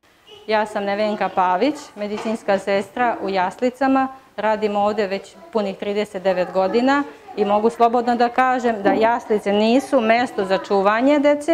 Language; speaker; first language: Serbian; native; Serbian